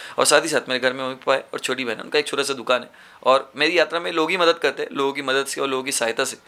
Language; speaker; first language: Hindi; native; Hindi